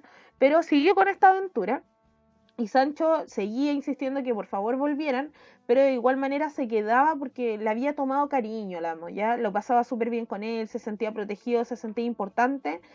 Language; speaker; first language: Spanish; native; Spanish